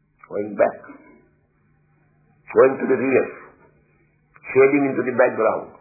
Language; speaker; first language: English; non-native, local second language; Urdu